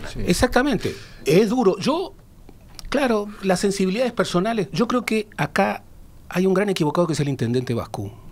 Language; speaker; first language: Spanish; native; Spanish